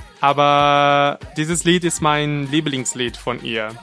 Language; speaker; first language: German; non-native, fluent; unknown